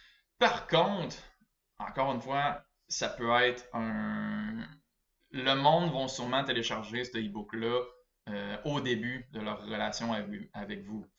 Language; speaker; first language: French; native; French